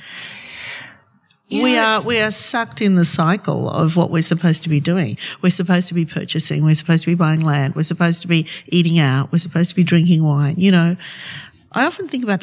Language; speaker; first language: English; non-native, local second language; Arabic